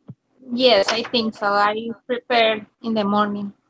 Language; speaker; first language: English; non-native, learner; Spanish